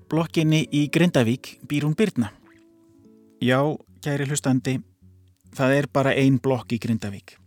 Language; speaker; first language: Icelandic; native; Icelandic